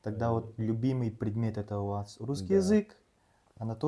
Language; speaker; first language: Russian; non-native, local second language; Yakut